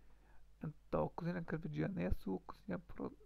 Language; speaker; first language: Portuguese; non-native, learner; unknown